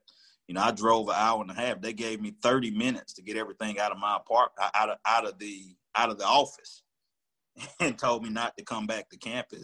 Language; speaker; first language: English; native; English